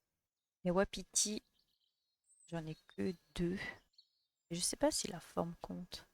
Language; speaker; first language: French; native; French